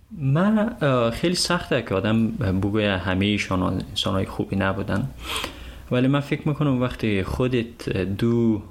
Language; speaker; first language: Persian; native; Persian